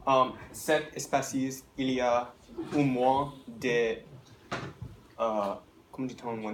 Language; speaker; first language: French; non-native, learner; English